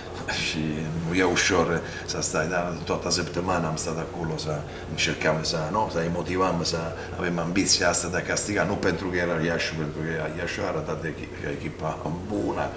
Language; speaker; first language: Romanian; non-native, fluent; Italian